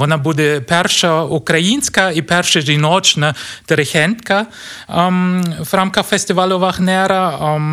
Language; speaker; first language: Ukrainian; non-native, learner; German